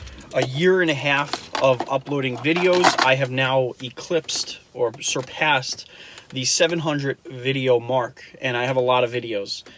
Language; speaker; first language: English; native; English